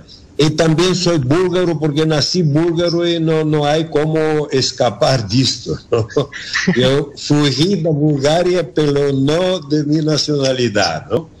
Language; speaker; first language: Spanish; non-native, learner; Bulgarian